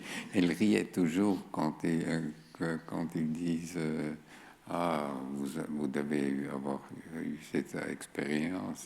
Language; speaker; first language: French; non-native, fluent; German